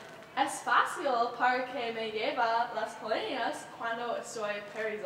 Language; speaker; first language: Spanish; non-native, learner; English